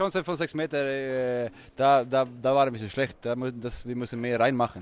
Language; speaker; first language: German; non-native, fluent; Swedish